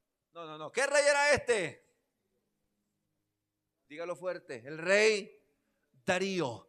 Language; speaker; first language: Spanish; native; Spanish